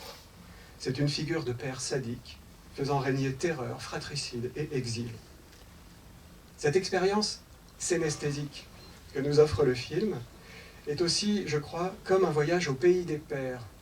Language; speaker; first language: French; native; French